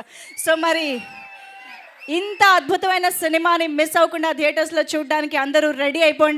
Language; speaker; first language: Telugu; native; Telugu